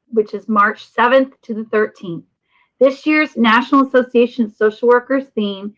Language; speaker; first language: English; native; English